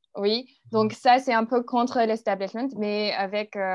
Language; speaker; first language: French; non-native, fluent; English